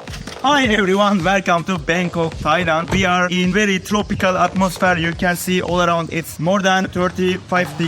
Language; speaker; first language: English; non-native, fluent; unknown